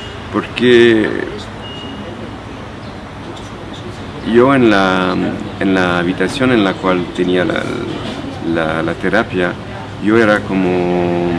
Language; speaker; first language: Spanish; non-native, fluent; French